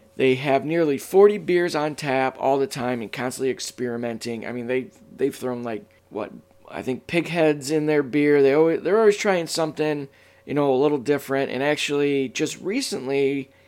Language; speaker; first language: English; native; English